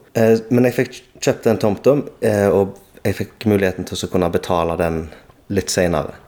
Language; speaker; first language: Norwegian; native; Norwegian